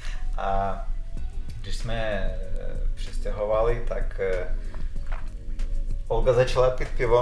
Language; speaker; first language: Czech; non-native, fluent; Russian